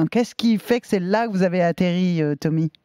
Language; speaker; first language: French; native; French